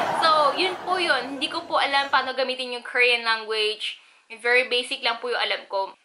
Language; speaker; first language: Filipino; early bilingual, other home language; Korean